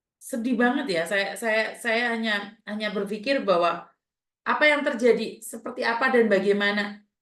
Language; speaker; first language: Indonesian; native; Indonesian